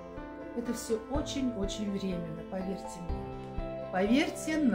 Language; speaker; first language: Russian; native; Russian